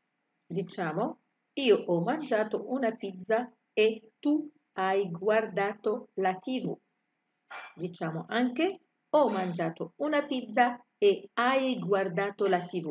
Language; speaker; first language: Italian; non-native, fluent; Arabic